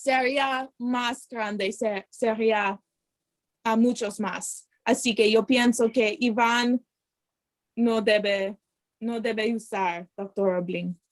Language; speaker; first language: Spanish; non-native, learner; English